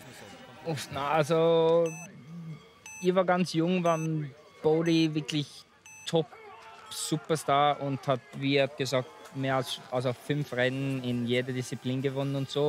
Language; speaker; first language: German; non-native, fluent; Norwegian